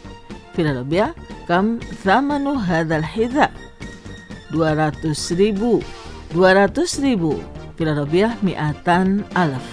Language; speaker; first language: Arabic; non-native, fluent; Indonesian